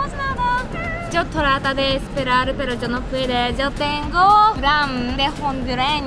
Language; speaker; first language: Spanish; non-native, learner; Japanese